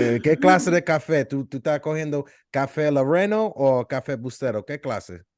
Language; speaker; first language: Spanish; early bilingual, heritage; Spanish